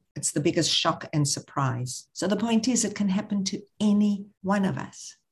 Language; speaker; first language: English; native; English